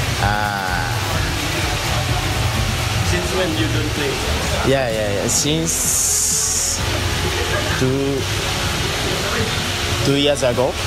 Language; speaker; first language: English; non-native, learner; Japanese